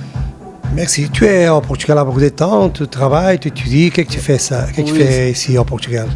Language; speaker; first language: French; non-native, learner; Portuguese